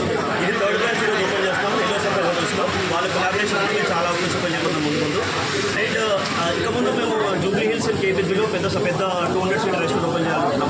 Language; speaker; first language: Telugu; native; Telugu